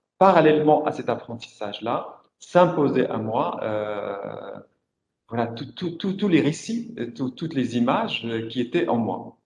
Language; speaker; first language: French; non-native, local second language; Arabic